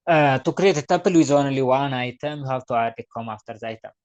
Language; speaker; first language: English; non-native, local second language; Amharic